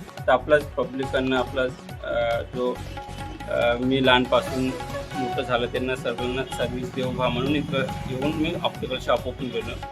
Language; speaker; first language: Marathi; non-native, local second language; Lambadi